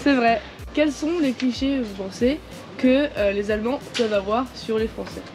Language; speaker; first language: French; native; French